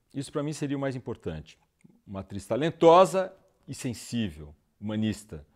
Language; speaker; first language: Portuguese; native; Portuguese